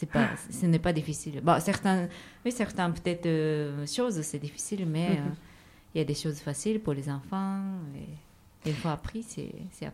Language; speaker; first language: French; non-native, fluent; Japanese